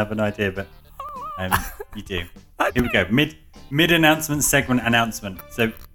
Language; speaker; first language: English; native; English